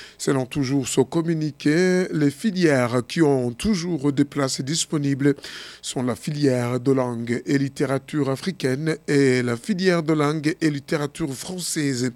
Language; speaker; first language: French; non-native, local second language; Rundi